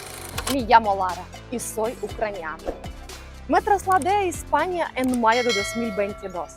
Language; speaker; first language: Spanish; non-native, learner; Russian